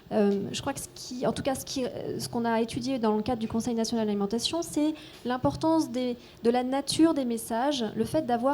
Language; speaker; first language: French; native; French